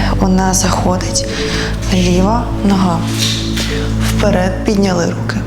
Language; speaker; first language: Ukrainian; native; Ukrainian